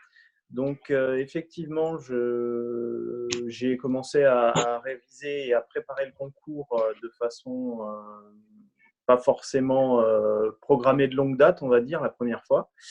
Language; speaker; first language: French; native; French